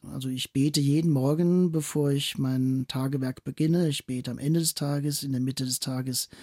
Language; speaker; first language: German; native; German